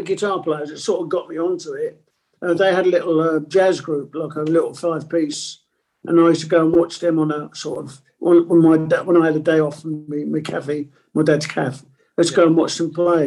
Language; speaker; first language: English; non-native, local second language; Italian